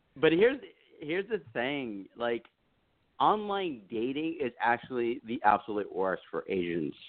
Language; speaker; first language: English; native; English